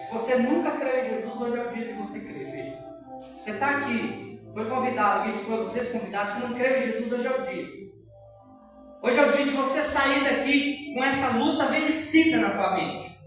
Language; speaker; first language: Portuguese; native; Portuguese